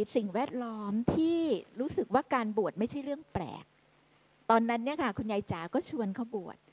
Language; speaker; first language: Thai; native; Thai